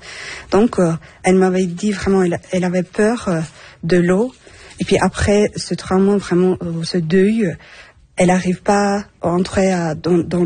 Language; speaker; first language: French; non-native, fluent; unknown